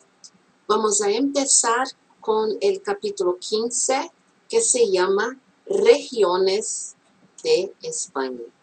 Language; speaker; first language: Spanish; non-native, fluent; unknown